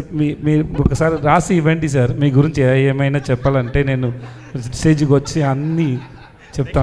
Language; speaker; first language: Telugu; non-native, local second language; Tamil